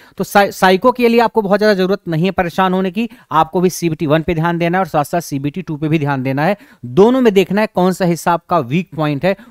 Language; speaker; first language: Hindi; native; Hindi